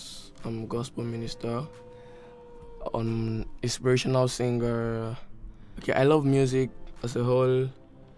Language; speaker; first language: English; non-native, local second language; Igbo